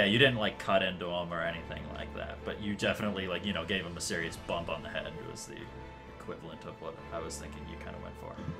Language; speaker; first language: English; native; English